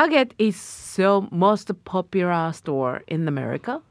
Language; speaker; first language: English; non-native, learner; Japanese